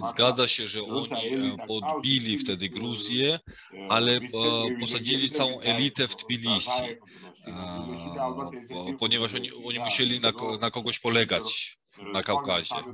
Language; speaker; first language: Polish; non-native, fluent; Georgian